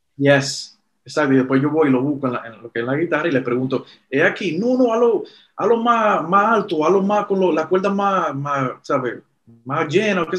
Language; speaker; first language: Spanish; early bilingual, heritage; Spanish